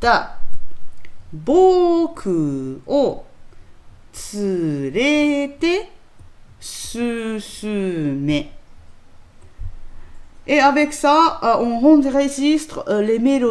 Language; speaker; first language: French; non-native, learner; Japanese